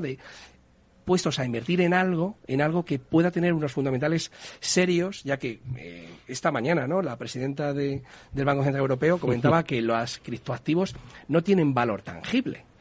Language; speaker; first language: Spanish; native; Spanish